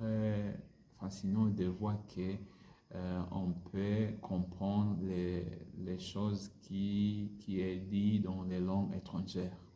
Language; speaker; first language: French; non-native, learner; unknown